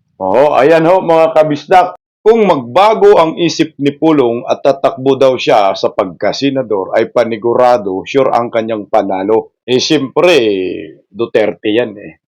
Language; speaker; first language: Filipino; non-native, local second language; Cebuano